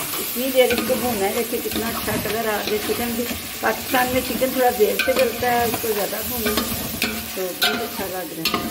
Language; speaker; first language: Urdu; native; Urdu